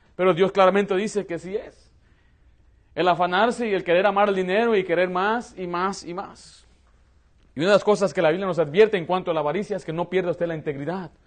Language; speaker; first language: Spanish; early bilingual, heritage; Spanish